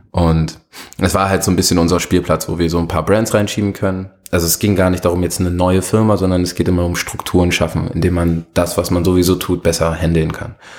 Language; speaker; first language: German; early bilingual, other home language; Arabic